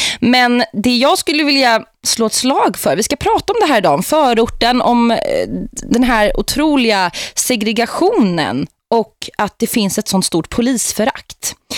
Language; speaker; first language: Swedish; native; Swedish